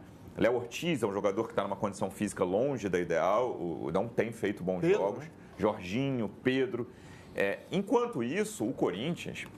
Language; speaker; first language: Portuguese; native; Portuguese